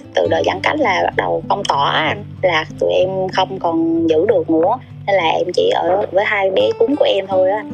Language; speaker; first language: Vietnamese; native; Vietnamese